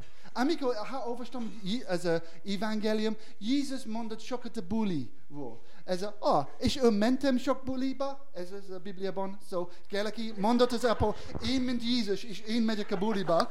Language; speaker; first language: Hungarian; non-native, learner; English